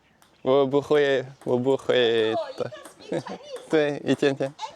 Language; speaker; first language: Chinese; non-native, learner; French